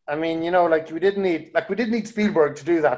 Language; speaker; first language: English; native; English